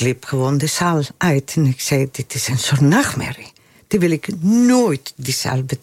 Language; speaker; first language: Dutch; non-native, fluent; Spanish